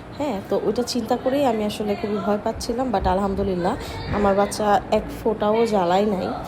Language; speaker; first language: Bangla; native; Bangla